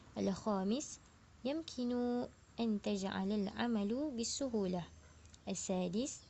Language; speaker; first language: Arabic; non-native, learner; Malay